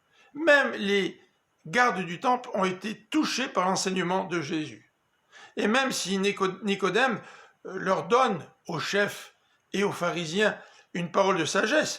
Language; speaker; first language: French; native; French